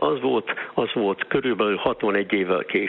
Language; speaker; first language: Hungarian; early bilingual, heritage; Hungarian